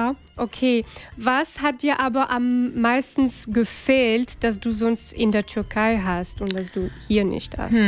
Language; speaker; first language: German; non-native, fluent; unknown